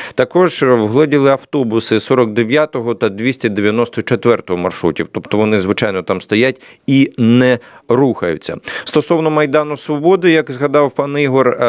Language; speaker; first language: Ukrainian; native; Ukrainian